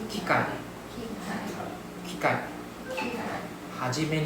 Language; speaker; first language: Japanese; non-native, fluent; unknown